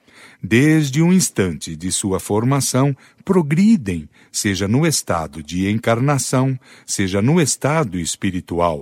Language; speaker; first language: Portuguese; native; Portuguese